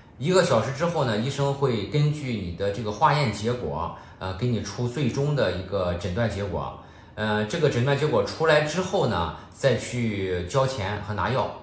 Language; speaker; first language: Chinese; native; Chinese